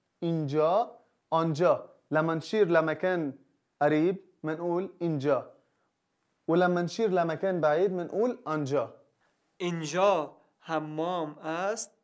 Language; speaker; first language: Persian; non-native, learner; Arabic